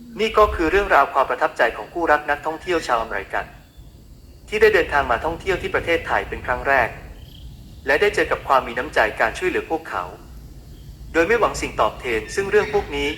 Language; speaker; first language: Thai; native; Thai